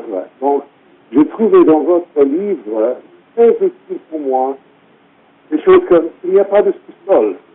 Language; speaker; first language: French; non-native, fluent; English